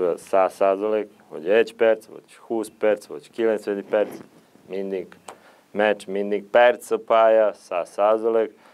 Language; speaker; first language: Hungarian; non-native, learner; Serbian